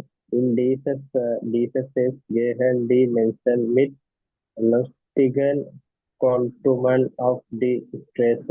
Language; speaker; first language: German; non-native, learner; Sinhala